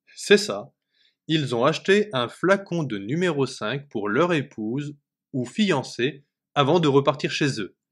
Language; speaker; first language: French; native; French